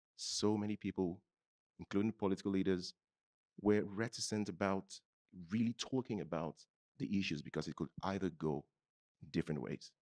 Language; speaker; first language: English; non-native, local second language; Yoruba